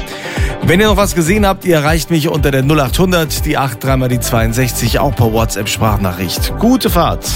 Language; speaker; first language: German; native; German